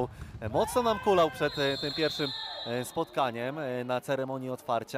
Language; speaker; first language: Polish; native; Polish